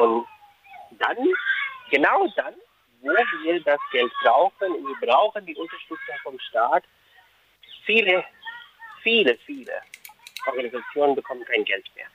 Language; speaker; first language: German; non-native, fluent; Urdu